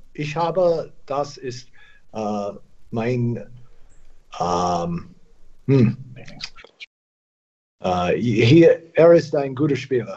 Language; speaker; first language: German; non-native, learner; English